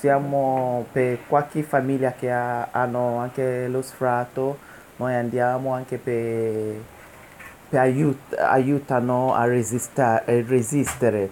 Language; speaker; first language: Italian; non-native, learner; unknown